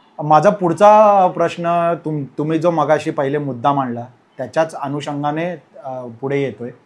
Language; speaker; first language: Marathi; native; Marathi